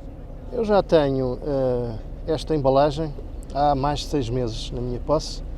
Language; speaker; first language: Portuguese; native; Portuguese